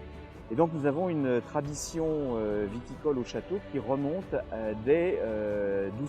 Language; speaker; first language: French; native; French